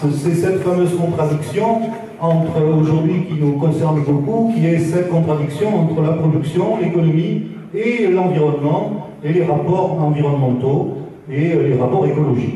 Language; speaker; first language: French; native; French